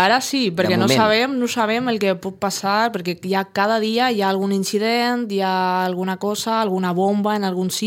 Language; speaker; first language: Catalan; non-native, fluent; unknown